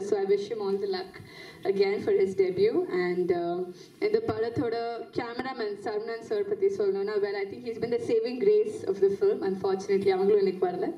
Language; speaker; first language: Tamil; non-native, fluent; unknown